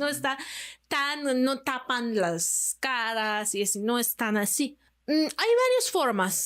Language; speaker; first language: Spanish; non-native, fluent; Persian